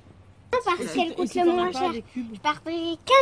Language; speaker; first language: French; native; French